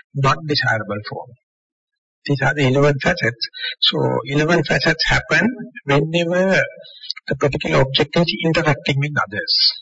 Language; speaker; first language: English; non-native, local second language; Sinhala